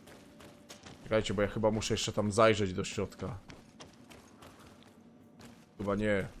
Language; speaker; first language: Polish; native; Polish